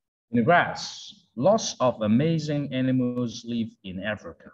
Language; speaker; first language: English; non-native, local second language; Cantonese